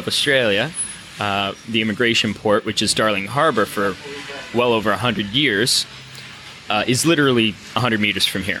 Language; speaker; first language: English; native; English